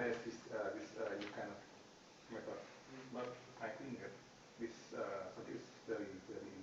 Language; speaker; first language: English; non-native, learner; Indonesian